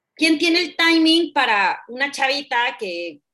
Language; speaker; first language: Spanish; native; Spanish